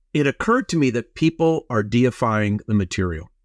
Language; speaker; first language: English; native; English